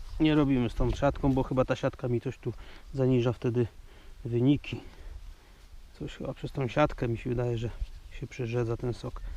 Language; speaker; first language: Polish; native; Polish